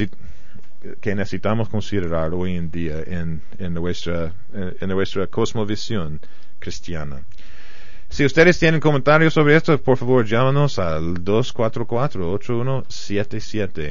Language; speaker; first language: Spanish; non-native, fluent; English